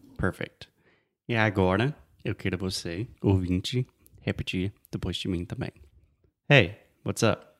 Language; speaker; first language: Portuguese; non-native, fluent; English